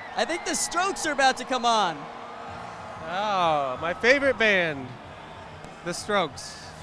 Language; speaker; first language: English; native; English